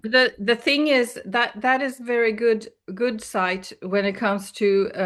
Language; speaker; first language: English; non-native, fluent; Swedish